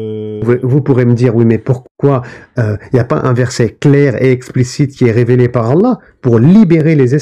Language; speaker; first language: French; native; French